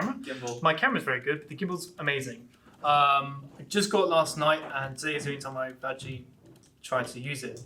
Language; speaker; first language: English; native; English